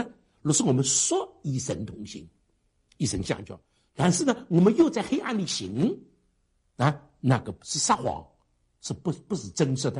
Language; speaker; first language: Chinese; native; Chinese